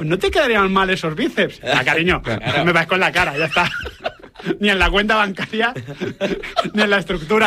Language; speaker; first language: Spanish; native; Spanish